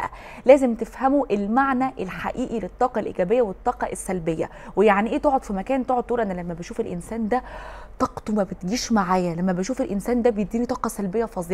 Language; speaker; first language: Arabic; native; Arabic